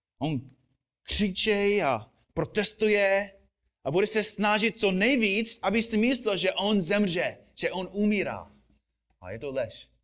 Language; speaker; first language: Czech; non-native, fluent; English